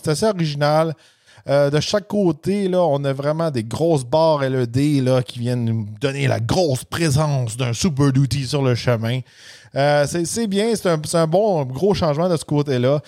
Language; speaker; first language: French; native; French